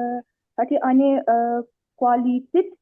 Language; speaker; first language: German; non-native, learner; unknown